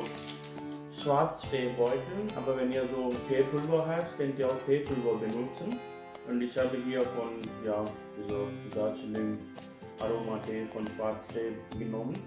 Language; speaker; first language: German; non-native, fluent; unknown